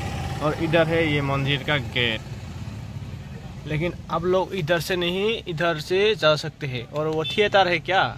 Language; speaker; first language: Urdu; non-native, local second language; Assamese